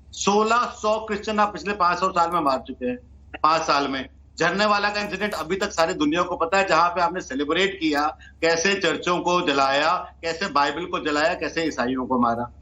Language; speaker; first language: Hindi; non-native, local second language; Kashmiri